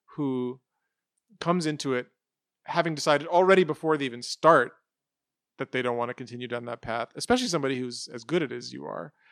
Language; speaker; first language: English; native; English